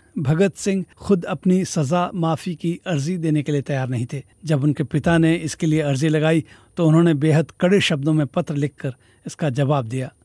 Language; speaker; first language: Hindi; native; Hindi